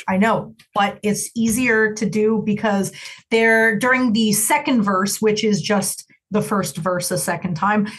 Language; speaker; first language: English; native; English